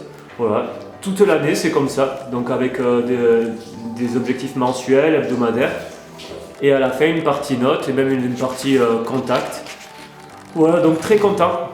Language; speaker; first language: French; native; French